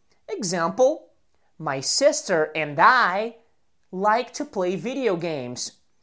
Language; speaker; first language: English; non-native, fluent; Portuguese